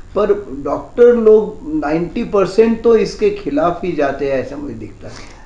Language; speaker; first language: Hindi; non-native, local second language; Marathi